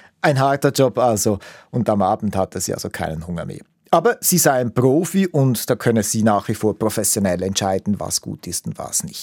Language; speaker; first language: German; native; German